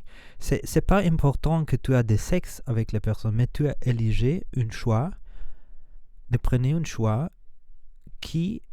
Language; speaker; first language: French; non-native, learner; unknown